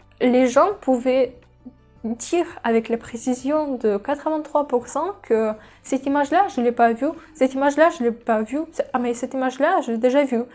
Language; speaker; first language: French; non-native, fluent; Russian